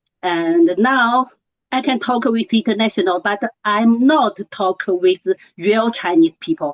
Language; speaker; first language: English; non-native, learner; Chinese